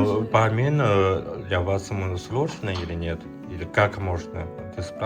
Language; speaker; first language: Russian; non-native, learner; Chinese